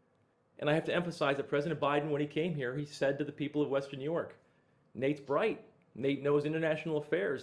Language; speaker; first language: English; native; English